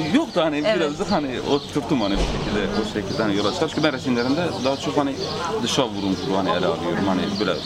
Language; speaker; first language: Turkish; non-native, local second language; Kurdish